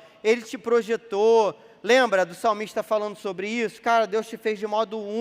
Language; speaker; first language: Portuguese; native; Portuguese